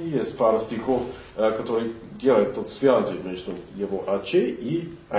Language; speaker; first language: Russian; non-native, fluent; English